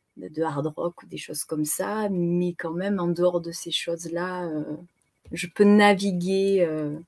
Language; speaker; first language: French; native; French